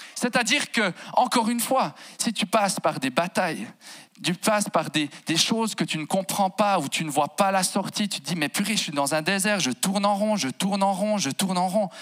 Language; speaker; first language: French; native; French